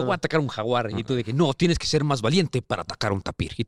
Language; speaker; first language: Spanish; native; Spanish